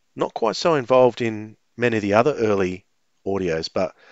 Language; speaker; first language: English; native; English